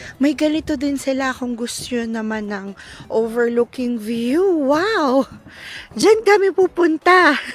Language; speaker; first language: Filipino; native; Filipino